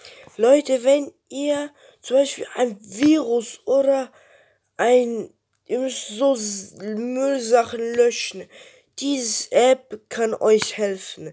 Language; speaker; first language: German; early bilingual, other home language; Turkish